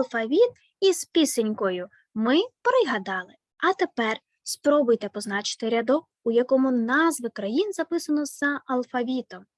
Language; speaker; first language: Ukrainian; native; Ukrainian